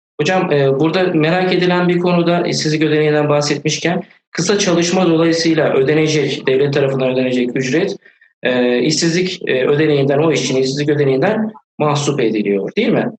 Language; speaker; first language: Turkish; native; Turkish